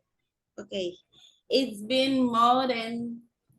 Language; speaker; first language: English; non-native, learner; Haitian Creole